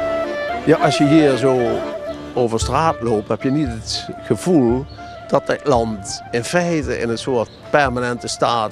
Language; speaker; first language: Dutch; native; Dutch